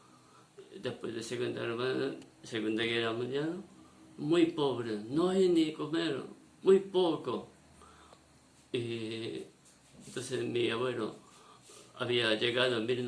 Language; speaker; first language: Spanish; non-native, learner; Japanese